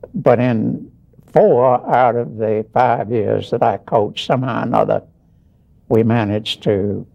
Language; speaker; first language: English; native; English